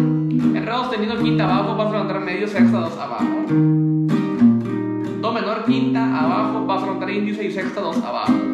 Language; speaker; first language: Spanish; native; Spanish